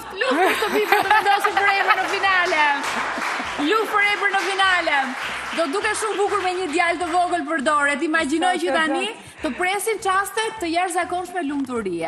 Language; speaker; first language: Albanian; native; Albanian